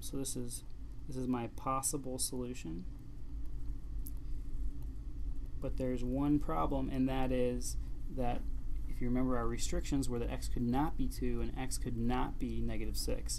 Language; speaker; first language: English; native; English